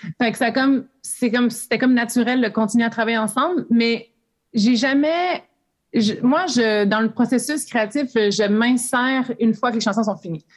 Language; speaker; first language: French; native; French